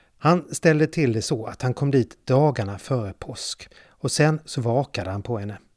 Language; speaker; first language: Swedish; native; Swedish